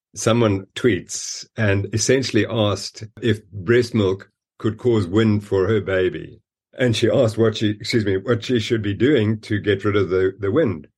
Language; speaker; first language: English; native; English